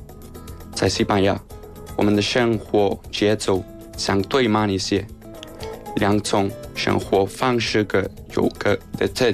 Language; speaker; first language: Chinese; non-native, learner; Spanish